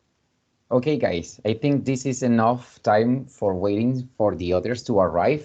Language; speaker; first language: English; non-native, fluent; Spanish